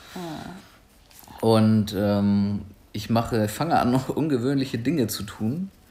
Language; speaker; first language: German; native; German